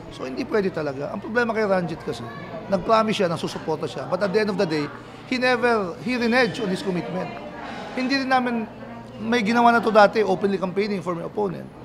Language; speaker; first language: Filipino; non-native, local second language; Pangasinan